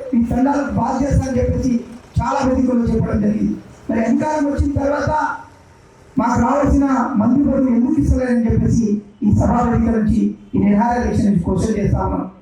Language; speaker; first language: Telugu; non-native, local second language; Lambadi